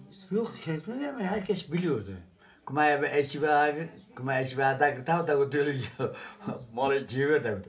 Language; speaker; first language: Turkish; non-native, local second language; Zaza